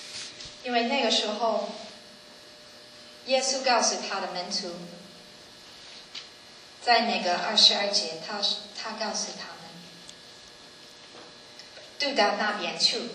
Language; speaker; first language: Chinese; non-native, learner; English